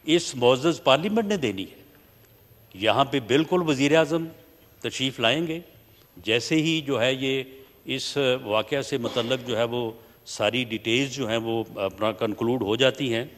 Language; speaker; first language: Urdu; native; Urdu